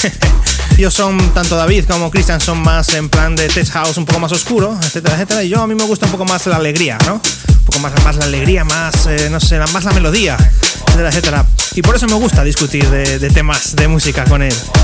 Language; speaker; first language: Spanish; native; Spanish